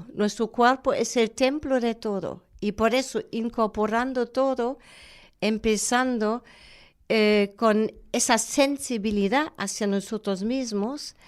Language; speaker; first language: Spanish; non-native, fluent; German